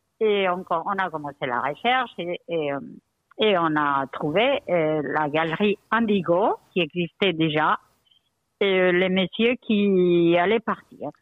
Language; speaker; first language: French; non-native, fluent; Spanish